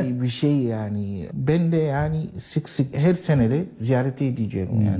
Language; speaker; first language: Turkish; non-native, learner; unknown